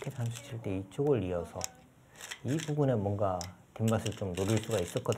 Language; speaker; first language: Korean; native; Korean